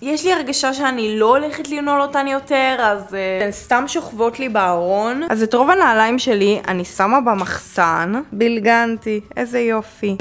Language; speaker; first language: Hebrew; native; Hebrew